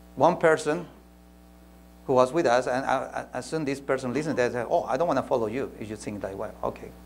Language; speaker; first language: English; non-native, fluent; Spanish